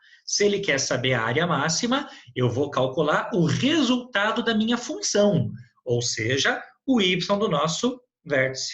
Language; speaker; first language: Portuguese; native; Portuguese